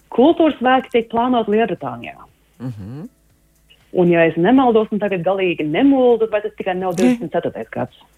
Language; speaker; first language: Latvian; early bilingual, heritage; Latvian